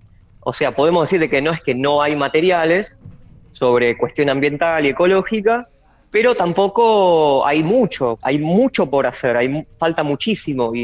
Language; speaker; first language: Spanish; native; Spanish